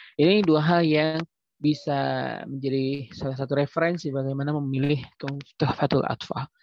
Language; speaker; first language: Indonesian; native; Indonesian